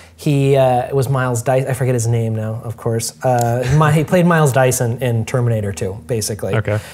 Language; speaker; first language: English; native; English